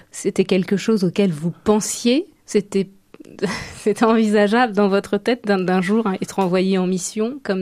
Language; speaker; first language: French; native; French